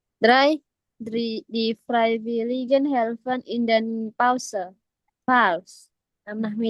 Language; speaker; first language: German; non-native, learner; Indonesian